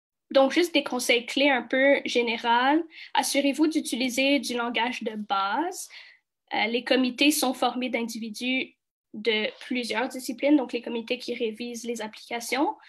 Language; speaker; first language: French; early bilingual, other home language; Kinyarwanda